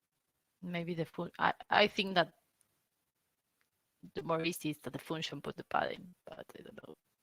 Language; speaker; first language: English; non-native, learner; Spanish